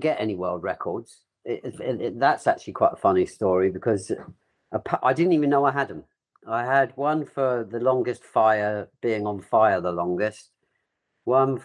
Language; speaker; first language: English; native; English